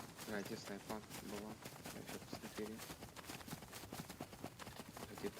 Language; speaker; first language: Russian; native; Russian